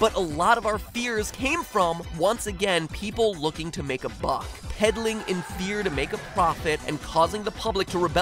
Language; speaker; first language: English; native; English